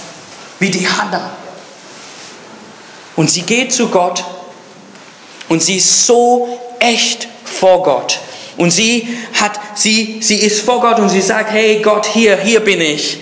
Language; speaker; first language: German; non-native, fluent; English